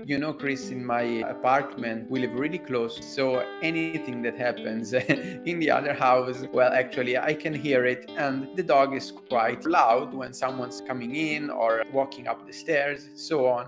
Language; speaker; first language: English; non-native, fluent; Italian